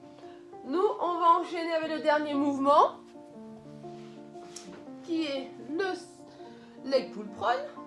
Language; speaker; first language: French; native; French